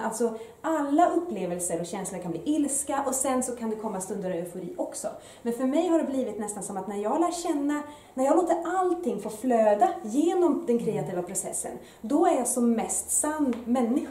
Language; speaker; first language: Swedish; early bilingual, other home language; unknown